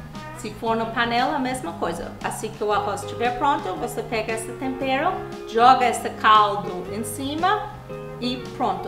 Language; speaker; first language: Portuguese; non-native, fluent; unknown